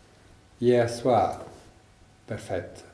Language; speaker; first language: French; non-native, learner; Italian